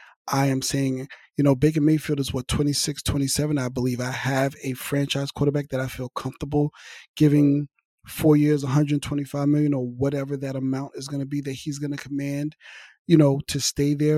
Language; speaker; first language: English; native; English